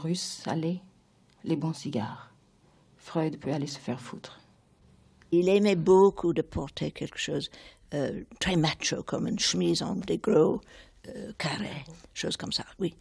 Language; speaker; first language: French; non-native, fluent; English